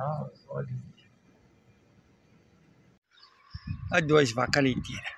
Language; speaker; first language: Portuguese; native; Portuguese